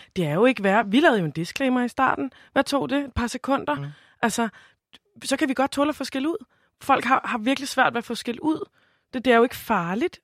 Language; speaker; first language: Danish; native; Danish